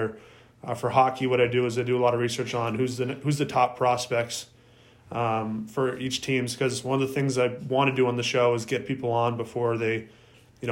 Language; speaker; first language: English; native; English